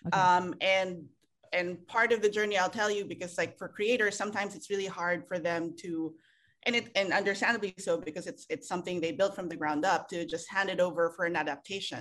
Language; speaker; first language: English; non-native, local second language; Filipino